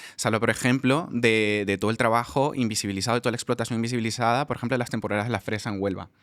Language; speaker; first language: Spanish; native; Spanish